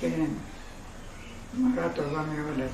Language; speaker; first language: Hebrew; non-native, fluent; Arabic